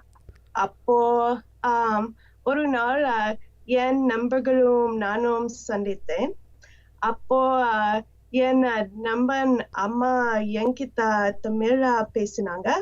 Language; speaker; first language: Tamil; non-native, learner; English